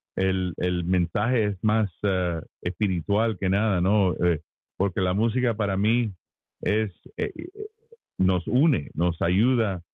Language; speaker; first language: Spanish; early bilingual, heritage; Spanish